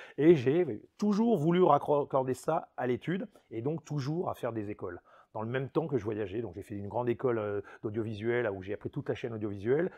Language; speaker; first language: French; native; French